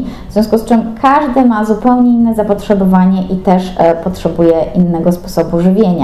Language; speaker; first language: Polish; native; Polish